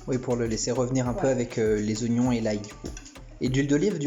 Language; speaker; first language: French; early bilingual, other home language; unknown